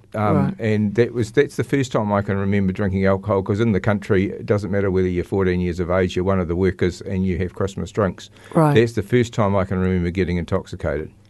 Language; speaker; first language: English; native; English